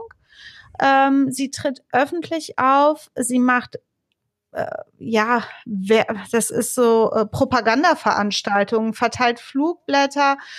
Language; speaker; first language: German; native; German